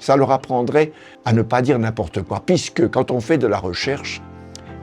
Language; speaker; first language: French; native; French